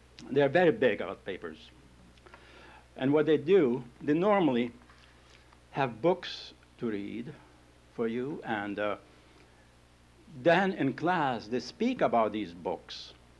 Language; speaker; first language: English; non-native, fluent; Lithuanian